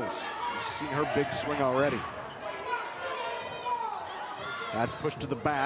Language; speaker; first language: English; native; English